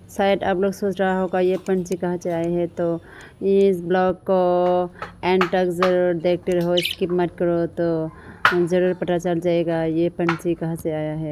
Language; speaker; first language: Hindi; non-native, local second language; Bangla